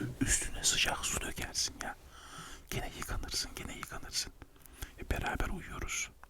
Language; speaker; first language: Turkish; native; Turkish